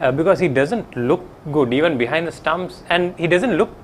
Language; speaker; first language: English; non-native, local second language; Sinhala